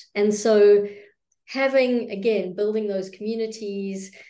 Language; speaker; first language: English; native; English